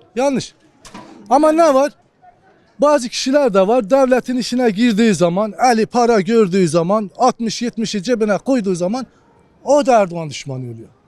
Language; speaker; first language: Turkish; non-native, local second language; Kurdish